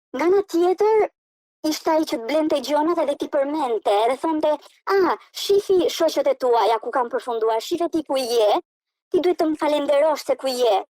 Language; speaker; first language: Albanian; native; Albanian